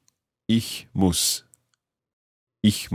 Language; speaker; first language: German; non-native, learner; English